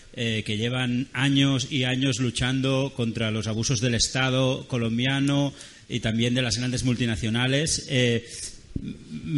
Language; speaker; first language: Spanish; non-native, local second language; Catalan